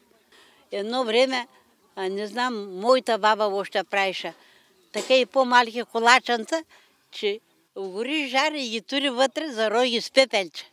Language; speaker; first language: Bulgarian; native; Bulgarian